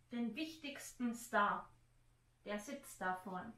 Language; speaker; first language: German; native; German